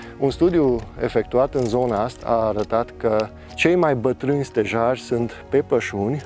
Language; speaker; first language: Romanian; non-native, local second language; Hungarian